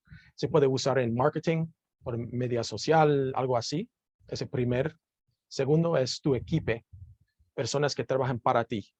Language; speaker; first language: Spanish; non-native, learner; English